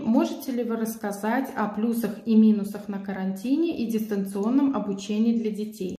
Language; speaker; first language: Russian; native; Russian